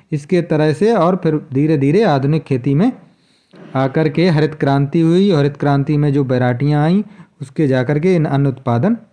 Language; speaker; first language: Hindi; native; Hindi